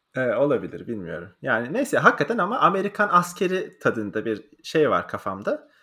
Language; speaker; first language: Turkish; native; Turkish